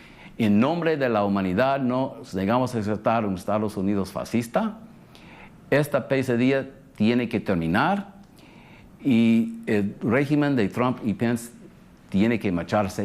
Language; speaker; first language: Spanish; early bilingual, heritage; English